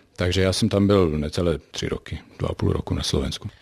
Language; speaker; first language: Czech; native; Czech